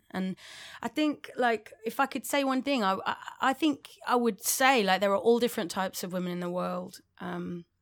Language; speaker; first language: English; native; English